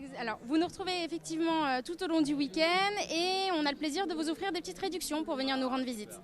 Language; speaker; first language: French; native; French